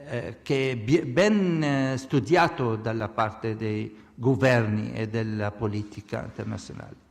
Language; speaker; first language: Italian; non-native, fluent; Arabic